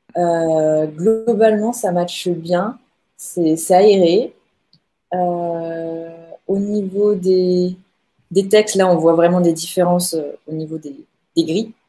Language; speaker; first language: French; native; French